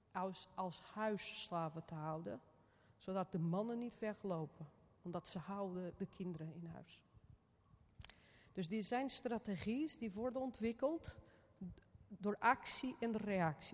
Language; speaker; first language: Dutch; non-native, fluent; Portuguese